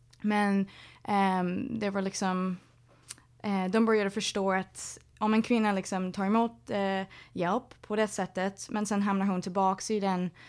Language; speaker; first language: Swedish; non-native, fluent; English